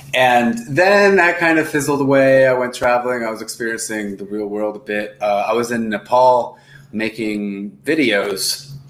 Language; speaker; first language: English; native; English